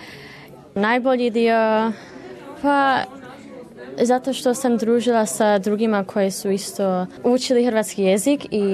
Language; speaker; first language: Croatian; early bilingual, heritage; Croatian